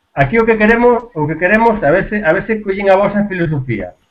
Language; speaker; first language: Spanish; non-native, local second language; Galician